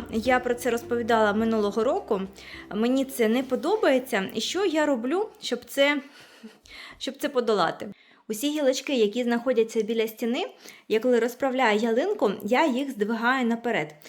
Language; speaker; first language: Ukrainian; native; Ukrainian